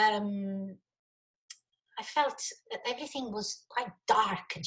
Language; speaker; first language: English; non-native, fluent; Italian